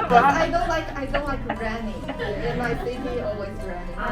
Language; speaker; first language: English; non-native, learner; Chinese